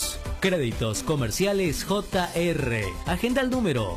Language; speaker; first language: Spanish; native; Spanish